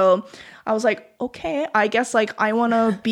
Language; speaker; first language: English; non-native, fluent; Korean